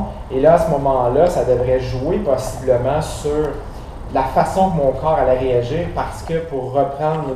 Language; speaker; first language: French; native; French